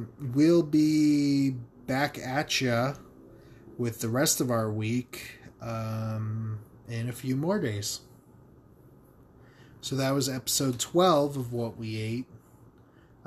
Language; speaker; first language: English; native; English